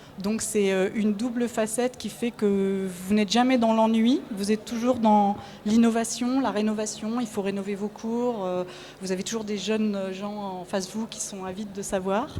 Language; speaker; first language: French; native; French